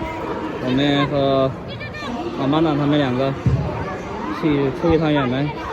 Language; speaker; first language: Chinese; native; Chinese